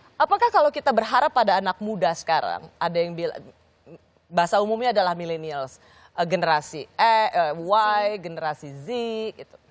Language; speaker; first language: Indonesian; native; Indonesian